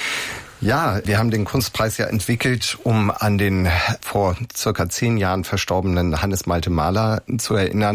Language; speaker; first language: German; native; German